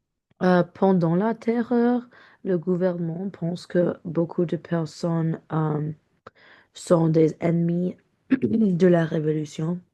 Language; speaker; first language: French; non-native, learner; English